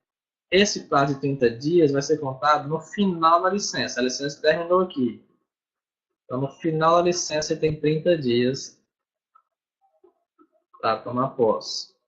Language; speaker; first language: Portuguese; native; Portuguese